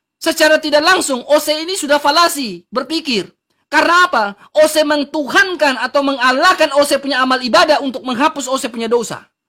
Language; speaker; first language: Indonesian; native; Indonesian